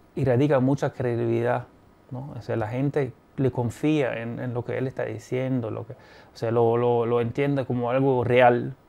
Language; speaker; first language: Spanish; non-native, fluent; German